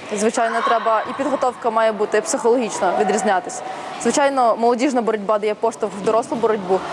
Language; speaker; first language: Ukrainian; native; Ukrainian